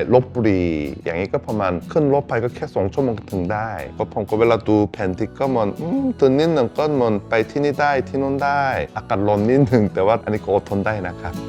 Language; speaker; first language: Thai; non-native, learner; Korean